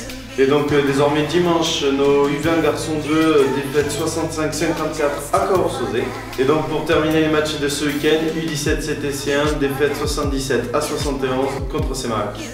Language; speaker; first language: French; native; French